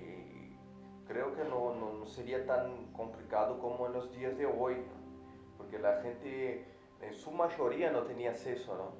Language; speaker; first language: Spanish; non-native, fluent; Portuguese